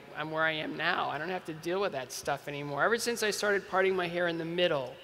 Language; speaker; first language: English; native; English